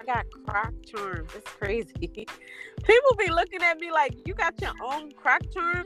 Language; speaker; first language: English; native; English